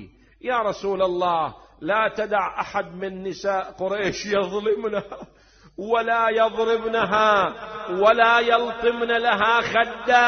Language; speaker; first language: Arabic; native; Arabic